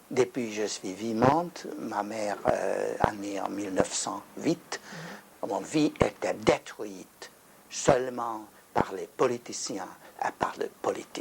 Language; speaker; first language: French; non-native, learner; Hungarian